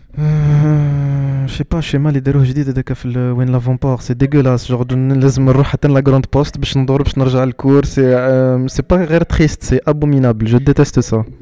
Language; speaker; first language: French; non-native, local second language; Arabic